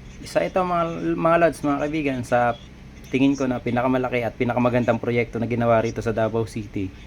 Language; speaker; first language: Filipino; non-native, local second language; Bikol